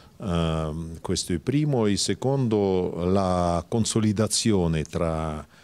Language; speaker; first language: Italian; non-native, fluent; Russian